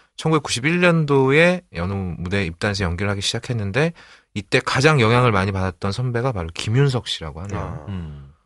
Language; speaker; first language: Korean; native; Korean